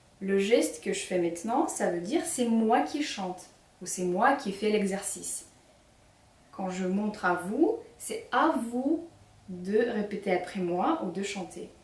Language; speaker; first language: French; non-native, fluent; Ukrainian